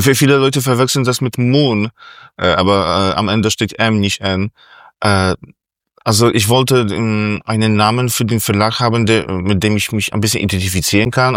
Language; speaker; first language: German; non-native, fluent; Polish